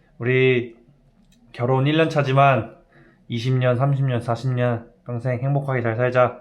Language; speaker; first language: Korean; native; Korean